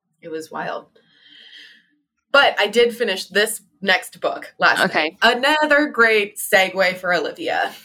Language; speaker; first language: English; native; English